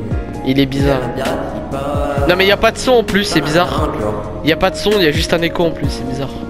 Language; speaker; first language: French; native; French